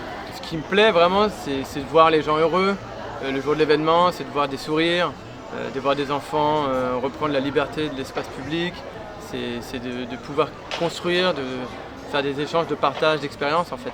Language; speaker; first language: French; native; French